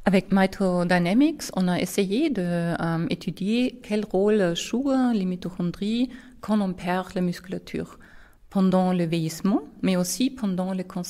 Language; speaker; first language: French; non-native, fluent; German